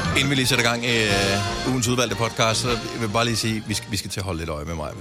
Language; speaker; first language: Danish; native; Danish